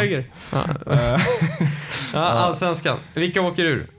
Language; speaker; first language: Swedish; native; Swedish